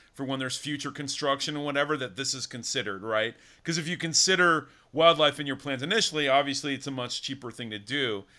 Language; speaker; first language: English; native; English